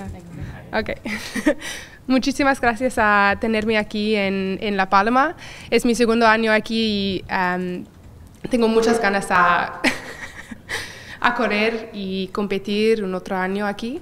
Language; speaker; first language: Spanish; non-native, learner; English